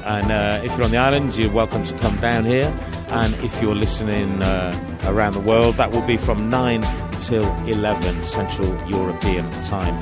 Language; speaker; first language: English; native; English